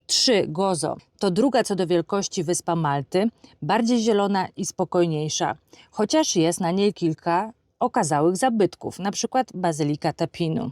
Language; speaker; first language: Polish; native; Polish